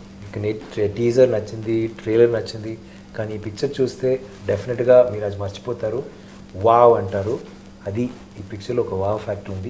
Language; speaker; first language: Telugu; non-native, learner; Tamil